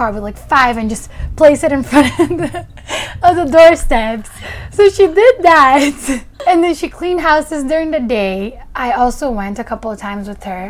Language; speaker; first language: English; early bilingual, other home language; Portuguese